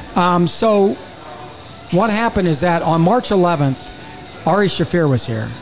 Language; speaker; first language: English; native; English